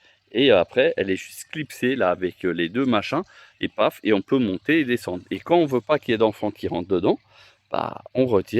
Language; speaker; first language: French; native; French